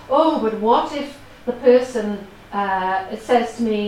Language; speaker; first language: English; non-native, local second language; Welsh